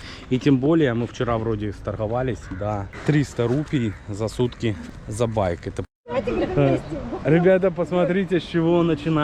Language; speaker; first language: Russian; native; Russian